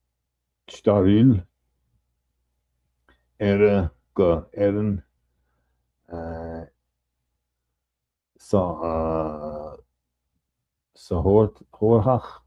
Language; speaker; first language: Irish; non-native, learner; English